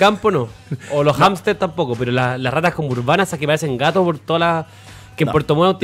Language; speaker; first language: Spanish; native; Spanish